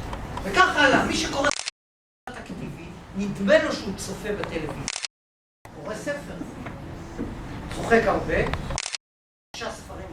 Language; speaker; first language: Hebrew; native; Hebrew